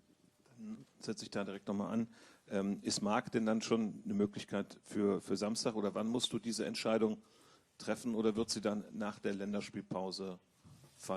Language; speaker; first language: German; native; German